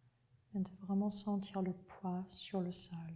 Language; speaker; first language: French; non-native, fluent; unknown